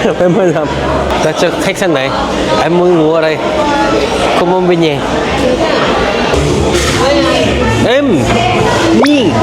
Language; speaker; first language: Vietnamese; non-native, learner; Korean